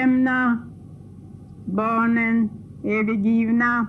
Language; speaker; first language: Swedish; non-native, fluent; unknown